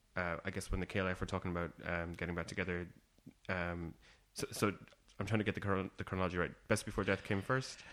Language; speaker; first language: English; native; English